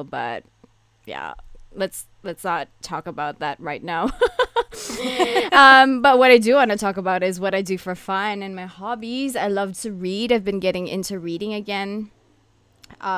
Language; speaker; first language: English; non-native, local second language; Filipino